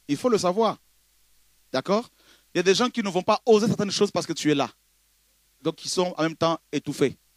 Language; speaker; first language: French; non-native, local second language; Lingala